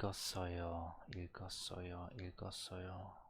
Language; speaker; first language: Korean; non-native, learner; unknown